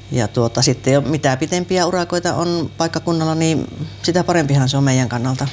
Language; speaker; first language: Finnish; native; Finnish